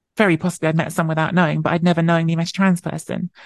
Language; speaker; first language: English; native; English